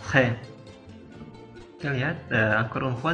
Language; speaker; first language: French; non-native, fluent; Indonesian